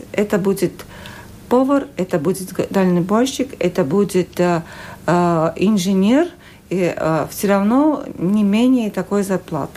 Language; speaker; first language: Russian; non-native, local second language; Latvian